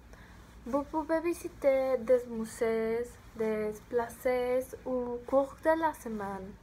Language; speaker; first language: French; non-native, learner; Spanish